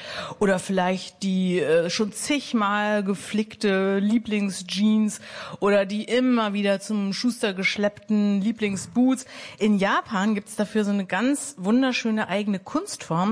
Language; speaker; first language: German; native; German